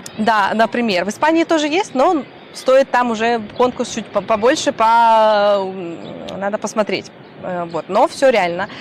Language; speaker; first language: Russian; native; Russian